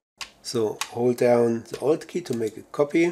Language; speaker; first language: English; non-native, fluent; German